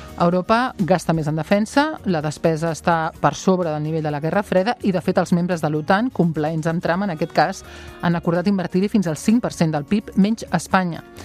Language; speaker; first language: Catalan; native; Catalan